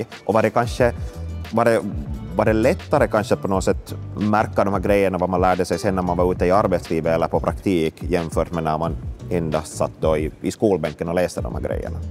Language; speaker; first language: Swedish; native; Swedish